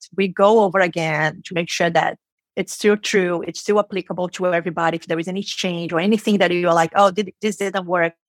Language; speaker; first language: English; non-native, fluent; Portuguese